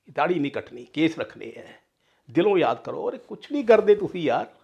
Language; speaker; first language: Hindi; non-native, local second language; Punjabi